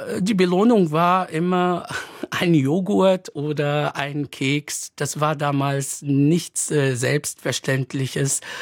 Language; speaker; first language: German; non-native, fluent; Arabic